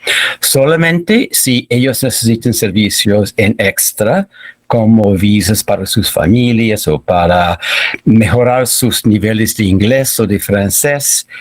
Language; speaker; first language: Spanish; non-native, fluent; English